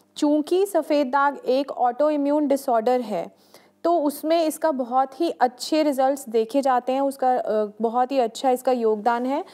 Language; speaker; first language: Hindi; native; Hindi